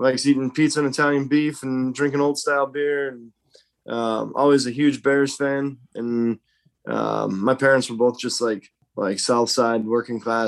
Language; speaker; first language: English; native; English